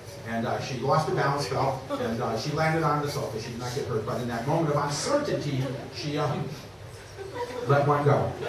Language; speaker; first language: English; native; English